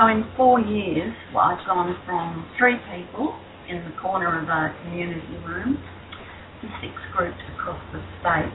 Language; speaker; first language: English; native; English